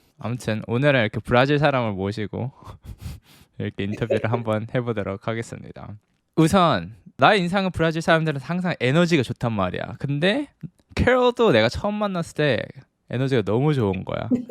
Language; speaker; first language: Korean; native; Korean